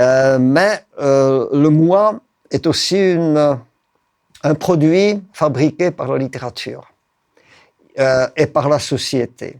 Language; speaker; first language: French; non-native, fluent; Czech